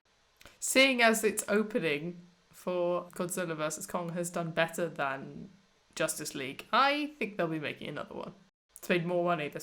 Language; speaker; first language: English; native; English